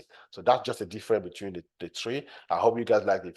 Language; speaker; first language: English; non-native, fluent; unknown